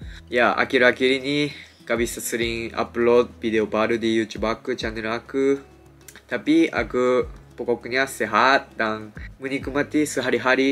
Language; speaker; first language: Indonesian; non-native, fluent; Japanese